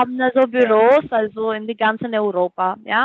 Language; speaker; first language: German; non-native, fluent; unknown